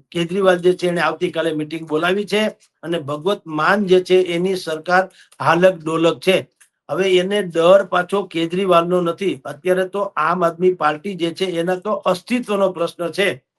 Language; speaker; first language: Gujarati; native; Gujarati